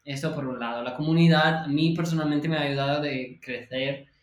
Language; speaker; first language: Spanish; non-native, fluent; English